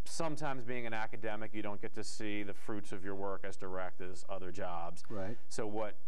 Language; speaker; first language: English; native; English